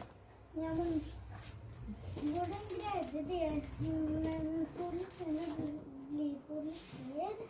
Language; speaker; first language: Norwegian; early bilingual, other home language; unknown